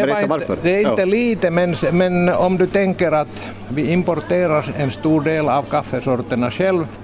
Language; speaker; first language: Swedish; non-native, local second language; Finnish